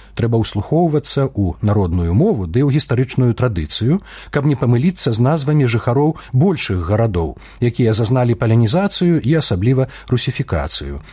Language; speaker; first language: Belarusian; native; Belarusian